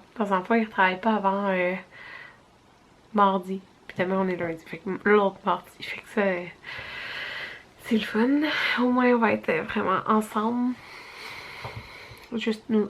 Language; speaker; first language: French; native; French